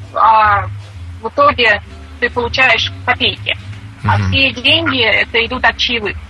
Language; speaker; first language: Russian; native; Russian